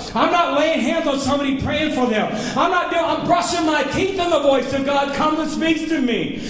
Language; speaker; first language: English; native; English